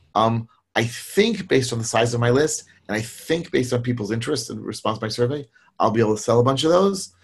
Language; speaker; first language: English; native; English